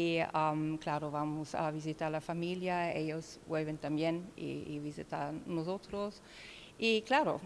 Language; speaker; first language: Spanish; non-native, learner; German